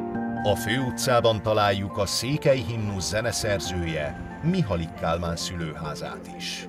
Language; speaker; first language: Hungarian; native; Hungarian